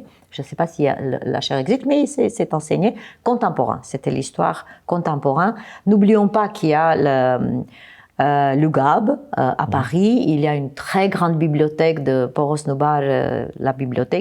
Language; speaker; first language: French; non-native, fluent; Armenian